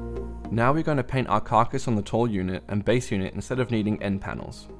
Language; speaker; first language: English; native; English